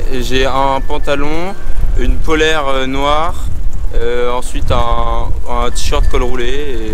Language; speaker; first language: French; native; French